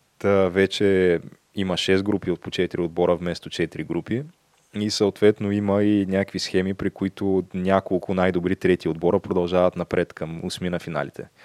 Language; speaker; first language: Bulgarian; native; Bulgarian